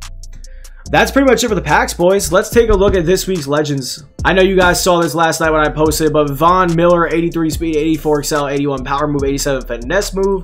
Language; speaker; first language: English; native; English